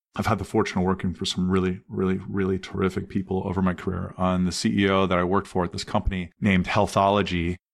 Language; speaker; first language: English; native; English